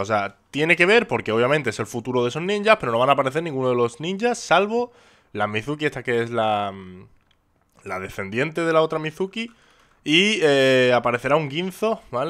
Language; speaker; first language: Spanish; native; Spanish